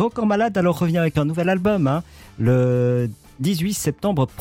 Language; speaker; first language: French; native; French